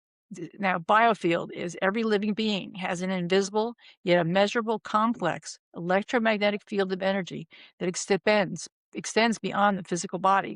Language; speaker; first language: English; native; English